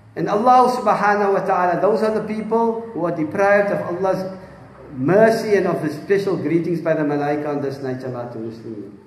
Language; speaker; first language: English; native; English